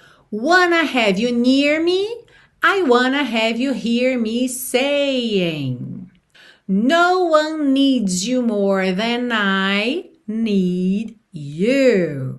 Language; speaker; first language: English; non-native, fluent; Portuguese